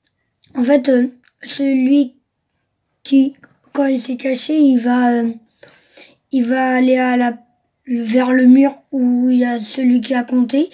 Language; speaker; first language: French; early bilingual, other home language; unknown